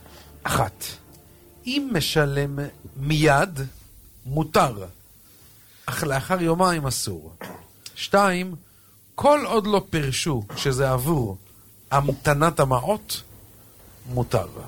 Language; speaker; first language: Hebrew; native; Hebrew